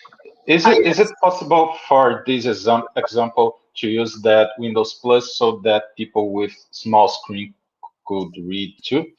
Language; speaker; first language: English; non-native, fluent; Portuguese